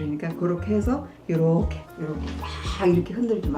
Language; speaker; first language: Korean; native; Korean